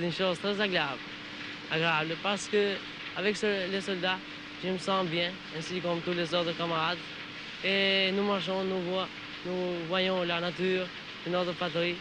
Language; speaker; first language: French; non-native, learner; Albanian